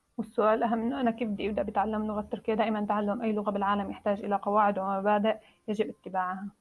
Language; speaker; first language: Arabic; native; Arabic